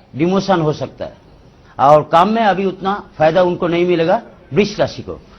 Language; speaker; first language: Hindi; non-native, local second language; Bangla